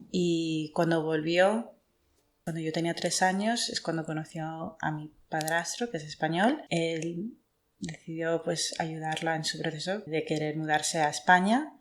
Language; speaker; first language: Spanish; native; Spanish